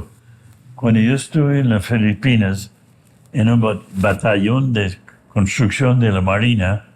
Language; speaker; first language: Spanish; non-native, fluent; English